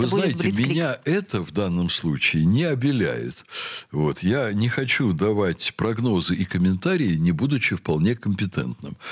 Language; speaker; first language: Russian; native; Russian